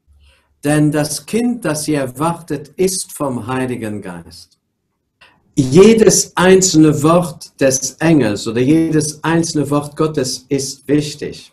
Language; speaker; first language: German; non-native, local second language; Luxembourgish